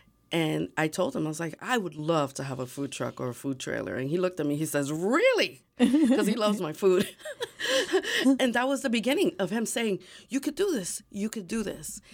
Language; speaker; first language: English; early bilingual, other home language; Spanish